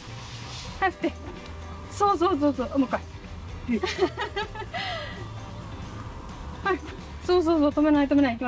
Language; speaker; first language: Japanese; native; Japanese